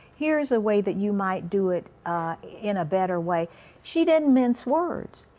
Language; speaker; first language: English; native; English